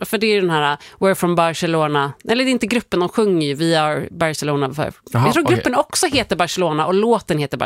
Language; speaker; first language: Swedish; native; Swedish